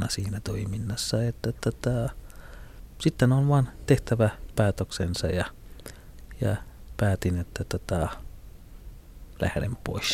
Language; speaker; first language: Finnish; non-native, fluent; Tamil